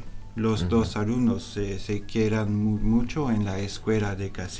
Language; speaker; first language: Spanish; non-native, learner; French